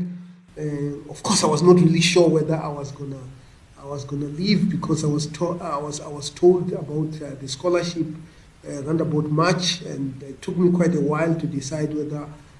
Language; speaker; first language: English; non-native, local second language; Venda